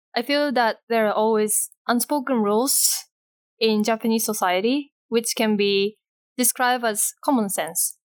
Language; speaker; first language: English; non-native, fluent; Japanese